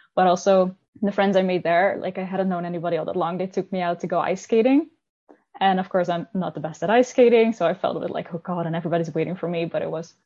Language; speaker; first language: English; non-native, fluent; Dutch